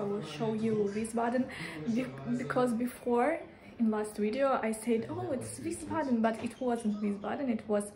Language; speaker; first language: English; non-native, learner; Russian